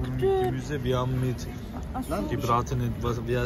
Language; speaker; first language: German; early bilingual, other home language; Turkish